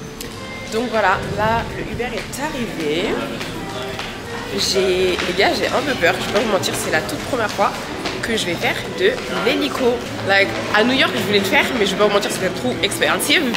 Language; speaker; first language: French; native; French